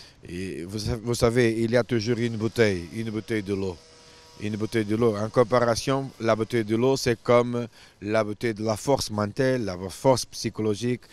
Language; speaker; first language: French; non-native, fluent; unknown